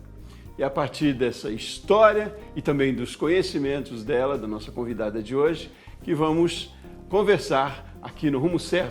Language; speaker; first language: Portuguese; native; Portuguese